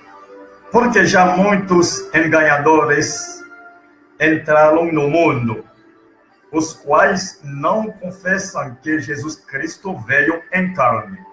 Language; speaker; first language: Portuguese; non-native, learner; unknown